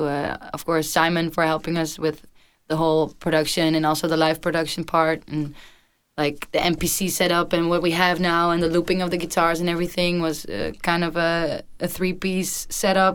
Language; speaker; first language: English; non-native, fluent; Dutch